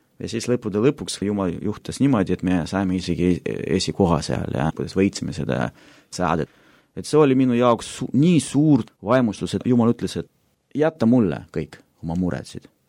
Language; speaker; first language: Estonian; non-native, local second language; Russian